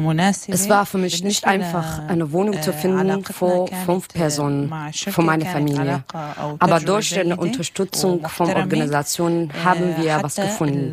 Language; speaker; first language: German; non-native, fluent; Arabic